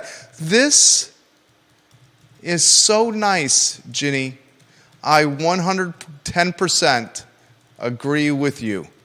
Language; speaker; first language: English; native; English